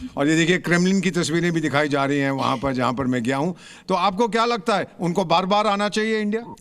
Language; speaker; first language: Hindi; native; Hindi